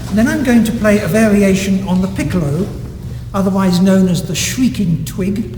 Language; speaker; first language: English; native; English